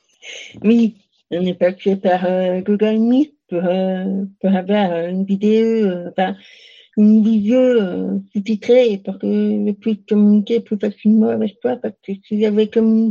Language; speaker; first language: French; native; French